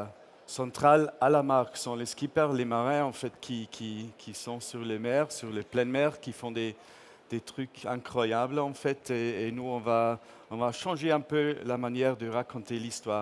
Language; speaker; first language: French; non-native, fluent; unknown